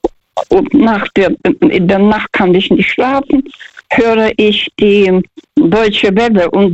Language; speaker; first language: German; non-native, fluent; Russian